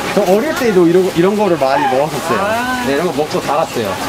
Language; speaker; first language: Korean; non-native, fluent; English